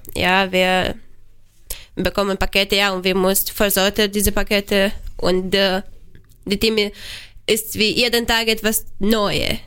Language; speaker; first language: German; non-native, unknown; Romanian